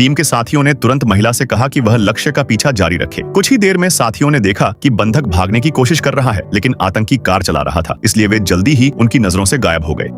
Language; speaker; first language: Hindi; native; Hindi